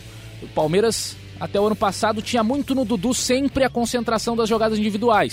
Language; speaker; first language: Portuguese; native; Portuguese